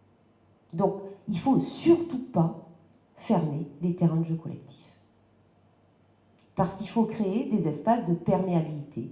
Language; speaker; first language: French; native; French